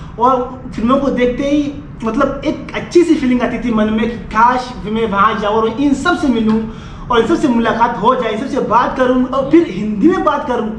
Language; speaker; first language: Hindi; non-native, fluent; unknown